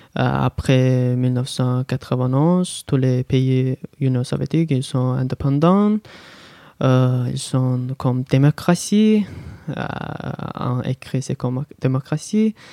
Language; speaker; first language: French; non-native, learner; Azerbaijani